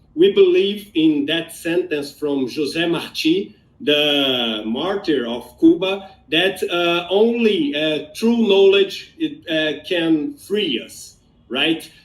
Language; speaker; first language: English; non-native, fluent; Portuguese